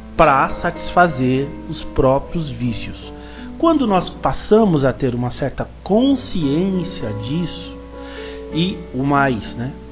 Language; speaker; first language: Portuguese; native; Portuguese